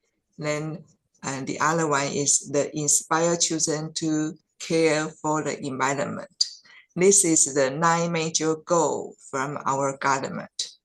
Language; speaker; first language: English; non-native, fluent; Chinese